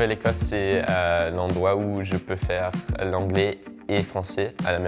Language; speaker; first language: French; non-native, learner; German